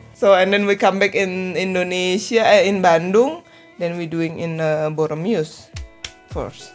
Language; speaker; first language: English; non-native, learner; Indonesian